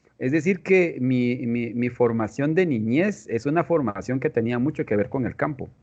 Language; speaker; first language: Spanish; non-native, local second language; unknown